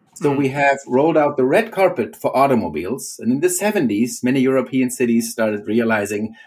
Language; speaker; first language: English; non-native, fluent; German